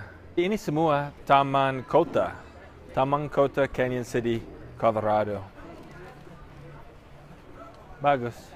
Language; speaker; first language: Indonesian; non-native, fluent; English